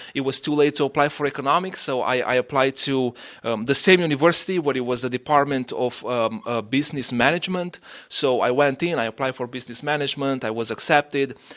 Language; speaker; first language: English; non-native, fluent; Romanian